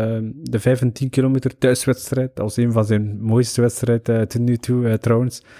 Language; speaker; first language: Dutch; early bilingual, other home language; Somali